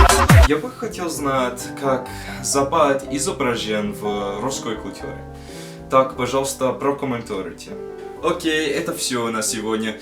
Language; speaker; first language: Russian; non-native, learner; English